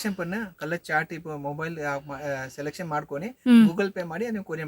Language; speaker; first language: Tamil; non-native, learner; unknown